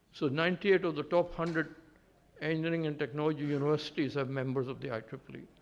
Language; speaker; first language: English; native; English